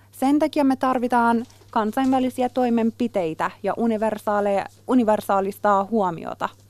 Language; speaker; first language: Finnish; non-native, fluent; Persian